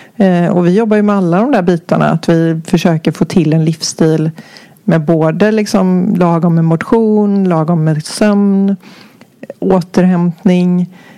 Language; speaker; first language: Swedish; native; Swedish